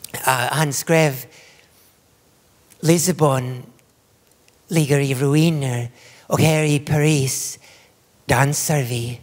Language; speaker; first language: Swedish; non-native, fluent; English